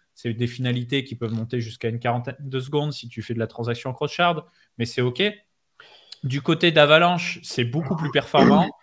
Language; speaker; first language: French; native; French